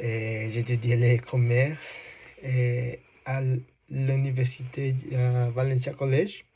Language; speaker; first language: French; non-native, learner; Spanish